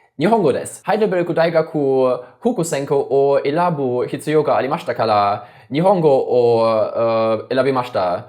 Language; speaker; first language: Japanese; non-native, learner; German